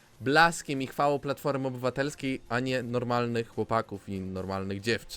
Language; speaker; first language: Polish; native; Polish